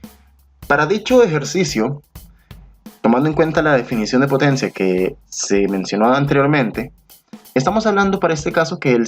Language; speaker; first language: Spanish; native; Spanish